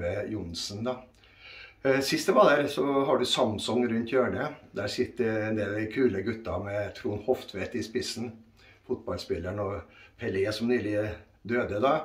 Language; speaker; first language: Norwegian; native; Norwegian